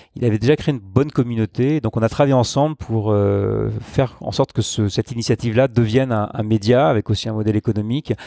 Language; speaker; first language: French; native; French